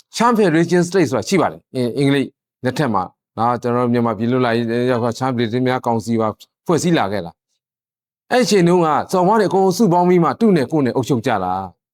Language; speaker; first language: Burmese; non-native, local second language; Shan